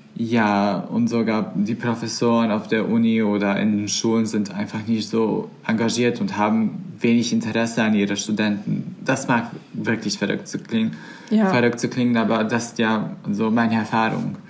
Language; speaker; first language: German; non-native, fluent; Croatian